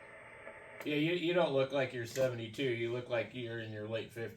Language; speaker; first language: English; native; English